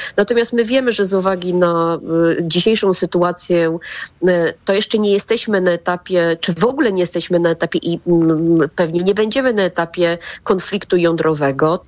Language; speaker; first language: Polish; native; Polish